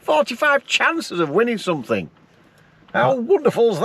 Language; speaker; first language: English; native; English